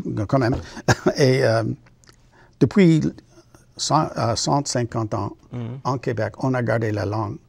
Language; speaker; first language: French; non-native, learner; English